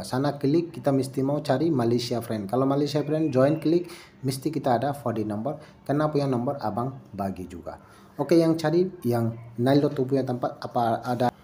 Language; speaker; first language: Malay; non-native, learner; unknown